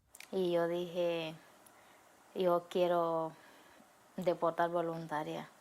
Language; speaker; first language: Spanish; non-native, learner; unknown